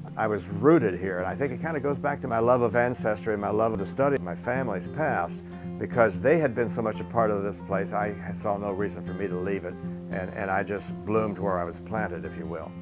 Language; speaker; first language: English; native; English